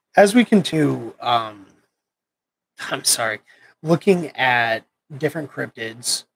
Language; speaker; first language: English; native; English